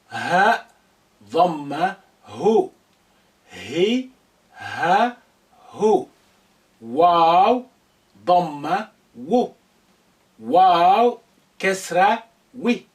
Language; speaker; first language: Arabic; non-native, fluent; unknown